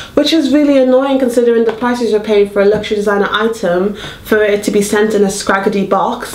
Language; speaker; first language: English; native; English